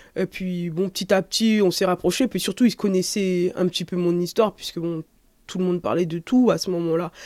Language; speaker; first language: French; native; French